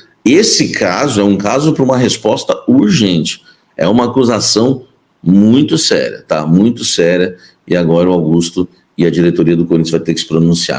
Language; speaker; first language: Portuguese; native; Portuguese